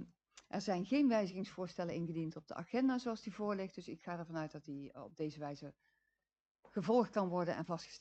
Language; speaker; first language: Dutch; native; Dutch